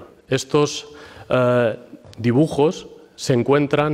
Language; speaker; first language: Spanish; native; Spanish